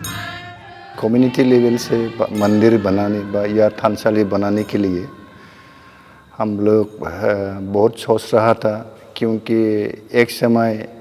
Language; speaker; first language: Hindi; non-native, local second language; Bodo